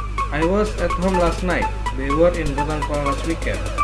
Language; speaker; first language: English; non-native, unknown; Indonesian